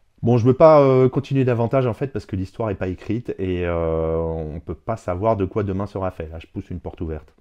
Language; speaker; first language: French; native; French